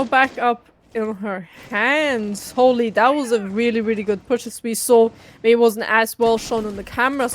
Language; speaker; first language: English; non-native, fluent; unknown